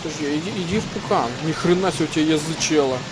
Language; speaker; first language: Russian; native; Russian